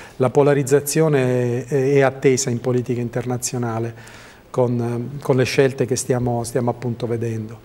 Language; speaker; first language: Italian; native; Italian